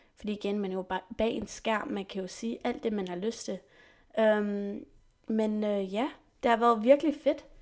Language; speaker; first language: Danish; non-native, fluent; French